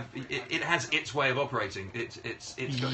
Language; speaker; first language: English; native; English